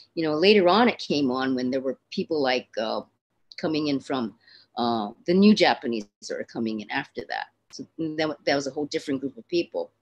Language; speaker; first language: English; native; English